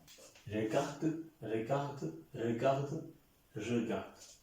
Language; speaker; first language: French; non-native, fluent; Hindi